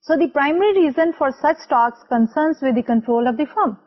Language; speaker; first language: English; non-native, local second language; Urdu